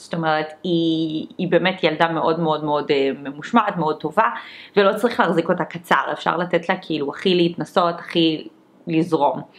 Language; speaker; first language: Hebrew; early bilingual, other home language; English